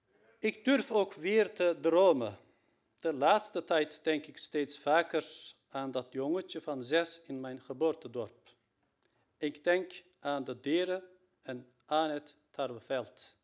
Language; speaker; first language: Dutch; non-native, fluent; Turkish